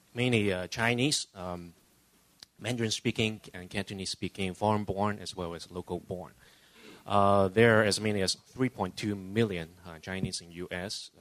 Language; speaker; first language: English; non-native, local second language; Cantonese